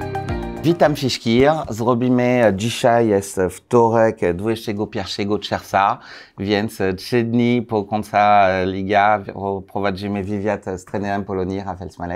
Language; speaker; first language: Polish; non-native, learner; French